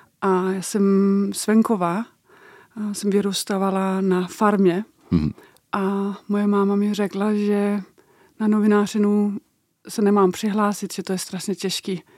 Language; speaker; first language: Czech; non-native, fluent; Danish